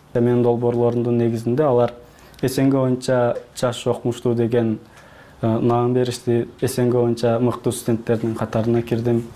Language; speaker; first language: Kyrgyz; early bilingual, heritage; Kyrgyz